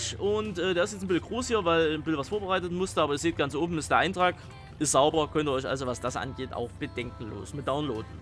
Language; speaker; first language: German; native; German